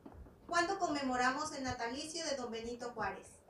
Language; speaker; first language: Spanish; native; Spanish